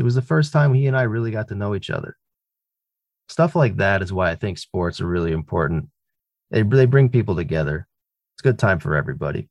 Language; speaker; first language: English; native; English